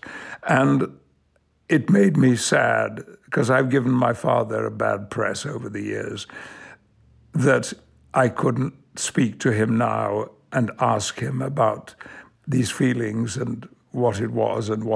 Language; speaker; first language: English; native; English